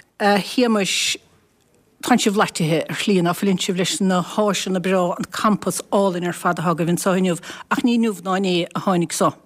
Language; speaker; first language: Irish; native; Irish